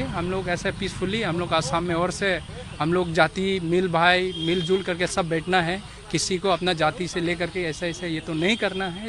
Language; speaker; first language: Hindi; non-native, local second language; Karbi